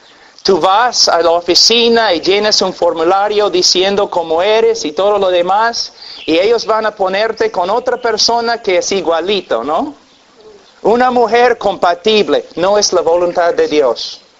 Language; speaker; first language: Spanish; non-native, fluent; English